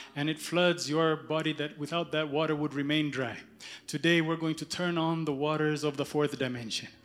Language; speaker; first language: English; early bilingual, other home language; Amharic